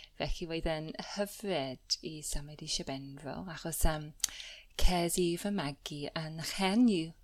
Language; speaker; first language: Welsh; non-native, fluent; English